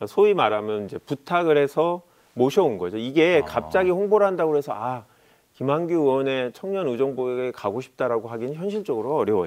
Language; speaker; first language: Korean; native; Korean